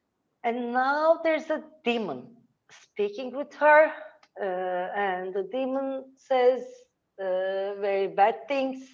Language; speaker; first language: English; non-native, learner; Turkish